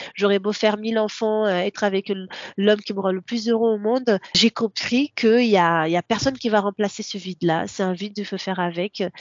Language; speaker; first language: French; non-native, local second language; Comorian